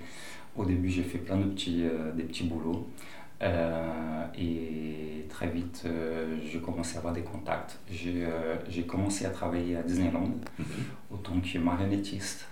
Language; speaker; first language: French; non-native, fluent; Portuguese